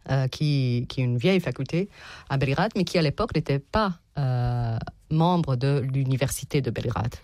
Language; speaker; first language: French; non-native, fluent; Serbian